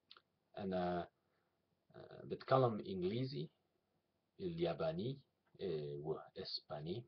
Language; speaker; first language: Arabic; non-native, learner; English